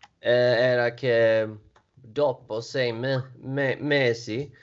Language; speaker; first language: Italian; non-native, learner; Swedish